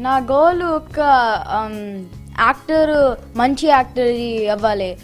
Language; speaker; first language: Telugu; early bilingual, heritage; Telugu